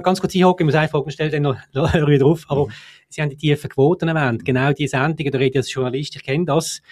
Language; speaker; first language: German; native; German